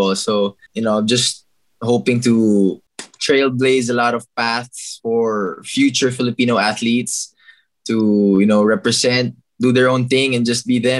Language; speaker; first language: English; non-native, local second language; Filipino